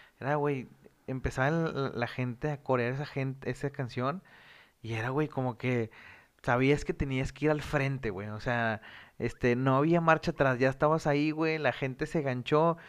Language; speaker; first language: Spanish; native; Spanish